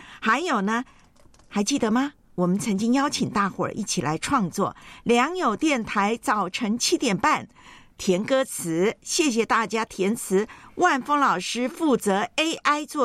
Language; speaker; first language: Chinese; native; Chinese